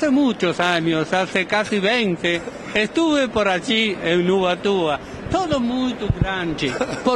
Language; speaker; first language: Spanish; native; Spanish